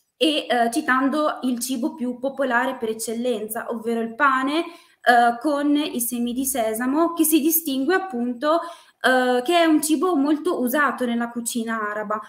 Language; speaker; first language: Italian; native; Italian